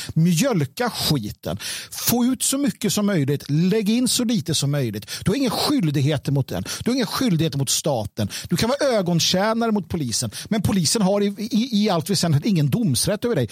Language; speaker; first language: Swedish; native; Swedish